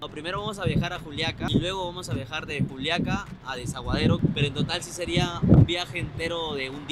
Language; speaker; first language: Spanish; native; Spanish